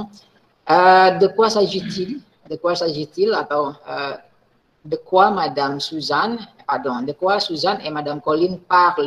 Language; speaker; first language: French; non-native, fluent; Indonesian